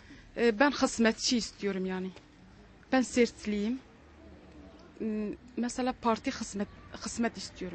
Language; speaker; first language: Turkish; non-native, learner; Kurdish